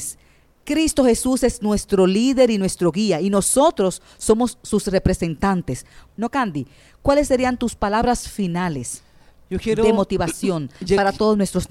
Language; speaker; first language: Spanish; native; Spanish